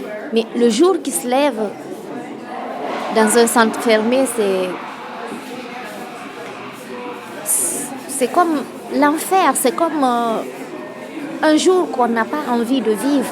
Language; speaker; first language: French; non-native, local second language; Fula